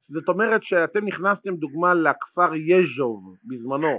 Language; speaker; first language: Hebrew; native; Hebrew